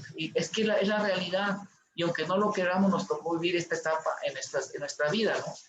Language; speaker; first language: Spanish; native; Spanish